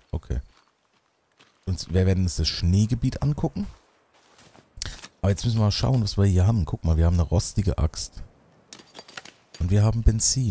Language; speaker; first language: German; native; German